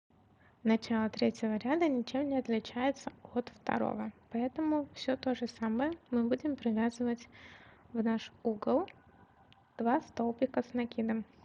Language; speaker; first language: Russian; native; Russian